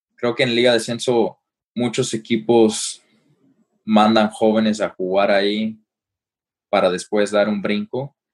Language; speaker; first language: Spanish; early bilingual, heritage; Spanish